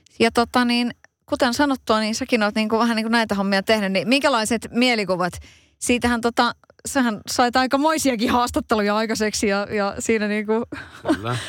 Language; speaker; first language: Finnish; native; Finnish